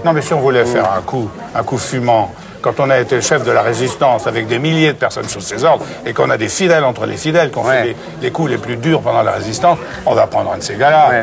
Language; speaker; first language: French; native; French